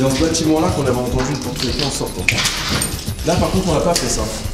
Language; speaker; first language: French; native; French